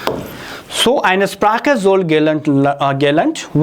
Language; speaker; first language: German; non-native, fluent; Hindi